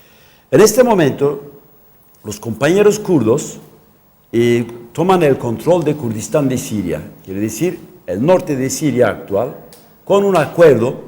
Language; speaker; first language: Spanish; non-native, local second language; Kurdish